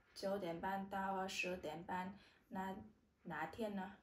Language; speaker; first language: Chinese; non-native, learner; Vietnamese